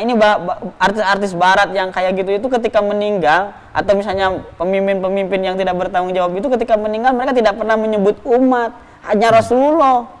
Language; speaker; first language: Indonesian; native; Indonesian